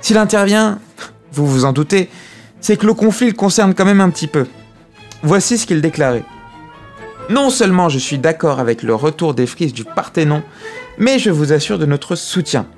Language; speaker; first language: French; native; French